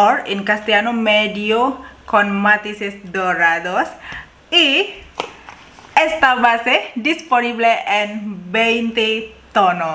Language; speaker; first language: Spanish; non-native, learner; Indonesian